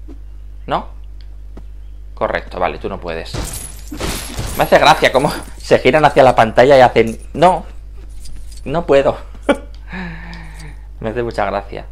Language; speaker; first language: Spanish; native; Spanish